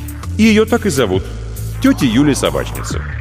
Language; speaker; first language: Russian; native; Russian